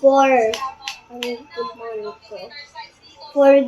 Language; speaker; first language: Filipino; non-native, local second language; Bikol